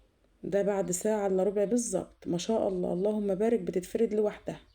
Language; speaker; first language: Arabic; native; Arabic